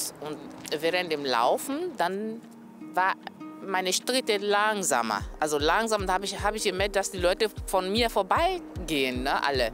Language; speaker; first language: German; non-native, fluent; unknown